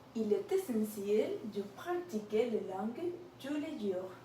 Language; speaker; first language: French; non-native, learner; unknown